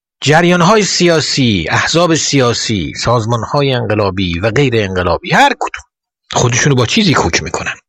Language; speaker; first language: Persian; native; Persian